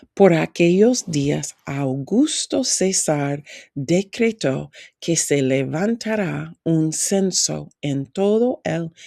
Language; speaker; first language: Spanish; non-native, fluent; English